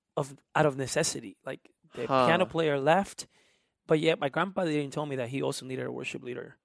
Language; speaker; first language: English; early bilingual, other home language; Spanish